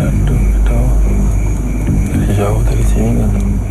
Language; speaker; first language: Indonesian; non-native, fluent; English